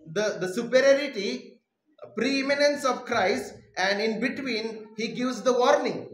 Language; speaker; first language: English; non-native, local second language; Marathi